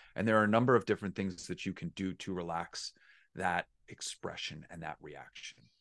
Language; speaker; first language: English; native; English